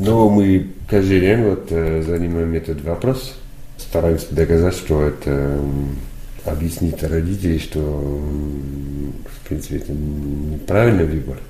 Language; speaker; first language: Russian; non-native, fluent; French